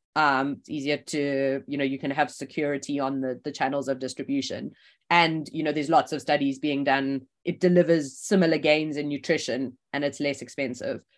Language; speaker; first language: English; native; English